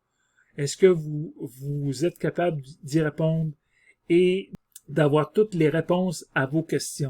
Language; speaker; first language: French; native; French